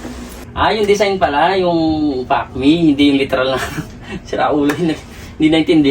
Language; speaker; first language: Filipino; native; Filipino